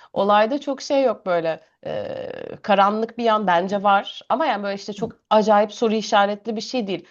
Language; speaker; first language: Turkish; native; Turkish